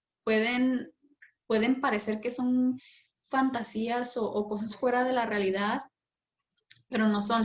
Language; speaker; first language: Spanish; early bilingual, heritage; Spanish